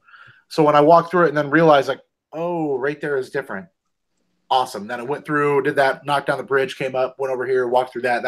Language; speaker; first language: English; native; English